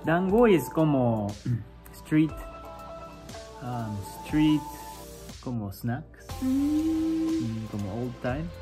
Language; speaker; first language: Spanish; non-native, learner; Japanese